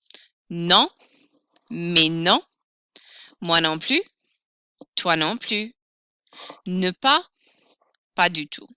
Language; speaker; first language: French; non-native, fluent; English